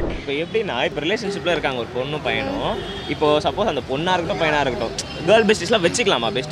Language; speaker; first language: Tamil; native; Tamil